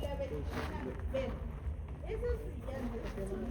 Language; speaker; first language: Spanish; native; Spanish